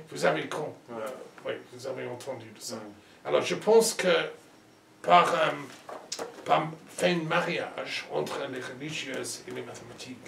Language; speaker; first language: French; non-native, learner; English